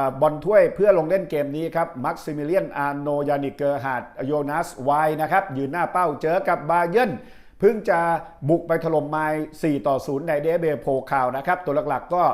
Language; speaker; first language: Thai; native; Thai